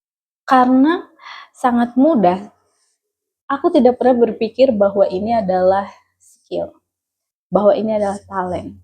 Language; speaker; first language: Indonesian; native; Indonesian